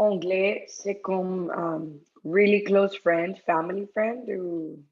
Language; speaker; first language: French; non-native, learner; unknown